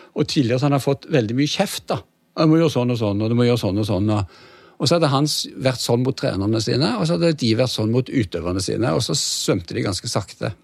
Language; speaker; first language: Norwegian; native; Norwegian